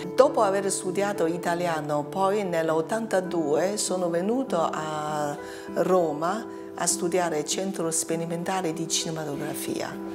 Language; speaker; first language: Italian; non-native, fluent; Chinese